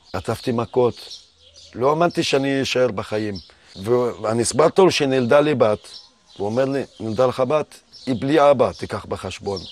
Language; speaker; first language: Hebrew; non-native, fluent; Arabic